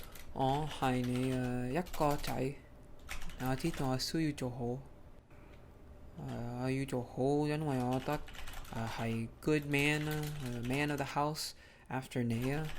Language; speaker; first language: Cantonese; early bilingual, heritage; Cantonese